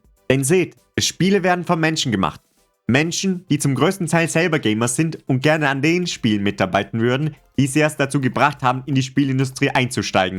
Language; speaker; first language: German; native; German